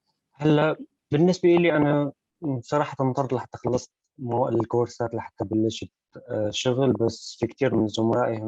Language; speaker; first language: Arabic; native; Arabic